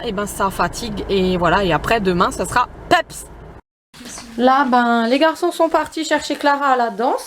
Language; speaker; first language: French; native; French